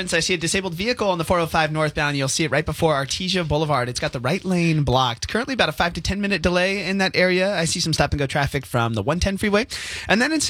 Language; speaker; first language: English; native; English